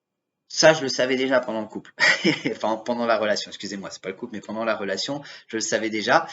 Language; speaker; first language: French; native; French